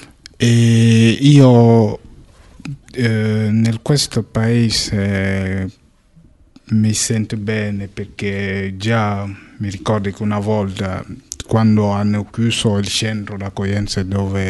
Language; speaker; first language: Italian; non-native, fluent; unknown